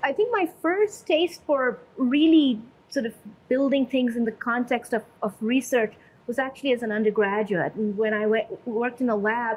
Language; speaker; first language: English; non-native, local second language; Urdu